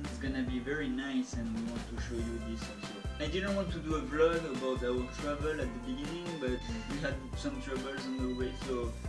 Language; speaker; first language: English; non-native, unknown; French